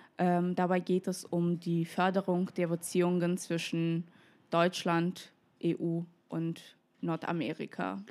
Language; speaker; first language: German; non-native, fluent; Russian